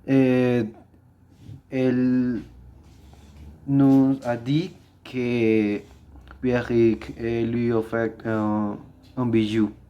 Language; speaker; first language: French; non-native, learner; Spanish